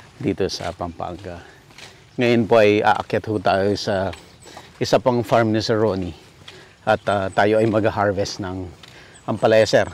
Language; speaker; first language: Filipino; native; Filipino